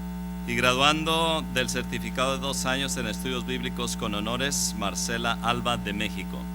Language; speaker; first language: Spanish; native; Spanish